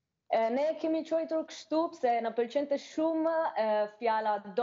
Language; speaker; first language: Albanian; early bilingual, heritage; Albanian